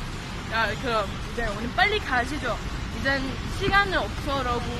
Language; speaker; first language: Korean; non-native, learner; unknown